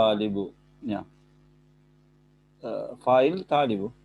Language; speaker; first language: Arabic; non-native, learner; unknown